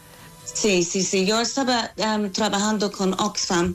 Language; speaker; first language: Spanish; non-native, fluent; English